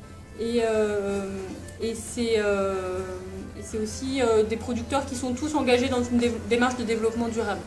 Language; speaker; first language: French; native; French